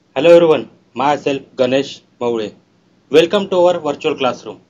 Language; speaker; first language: English; non-native, local second language; Marathi